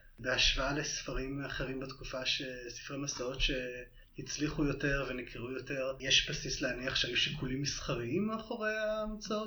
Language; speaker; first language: Hebrew; native; Hebrew